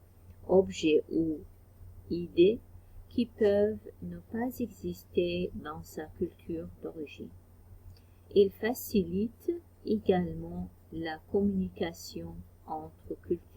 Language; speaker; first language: French; non-native, fluent; Arabic